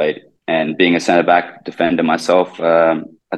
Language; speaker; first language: English; native; English